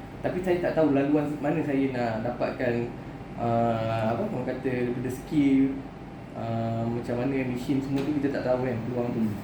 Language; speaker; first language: Malay; native; Malay